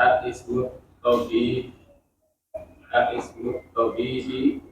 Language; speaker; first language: Arabic; non-native, learner; Indonesian